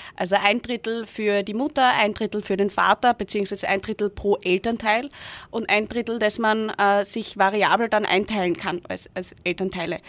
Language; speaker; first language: German; native; German